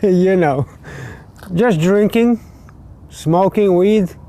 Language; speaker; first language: English; non-native, learner; Latvian